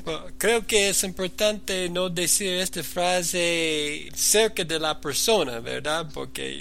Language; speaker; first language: Spanish; non-native, learner; English